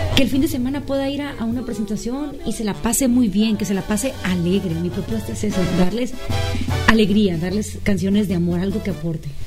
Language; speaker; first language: Spanish; native; Spanish